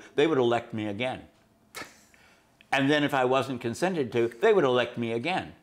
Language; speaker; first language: English; native; English